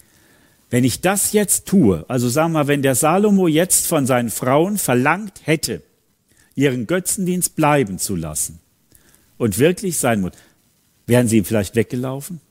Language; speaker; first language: German; native; German